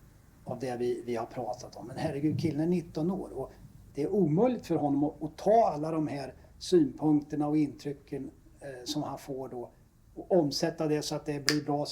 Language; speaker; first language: Swedish; native; Swedish